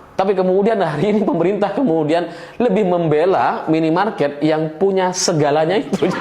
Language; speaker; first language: Indonesian; non-native, local second language; Madurese